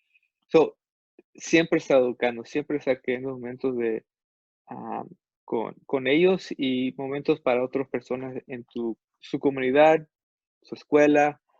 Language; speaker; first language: Spanish; non-native, fluent; English